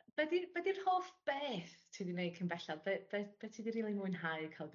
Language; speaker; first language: Welsh; native; Welsh